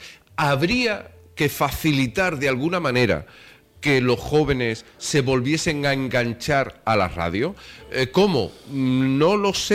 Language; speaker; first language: Spanish; native; Spanish